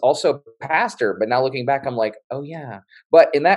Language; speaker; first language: English; native; English